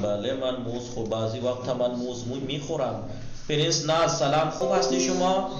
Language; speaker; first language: Persian; non-native, fluent; Urdu